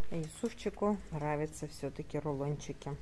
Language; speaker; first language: Russian; native; Russian